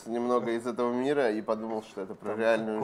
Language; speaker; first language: Russian; native; Russian